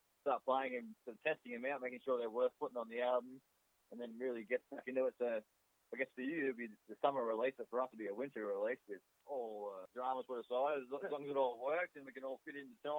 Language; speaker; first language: English; native; English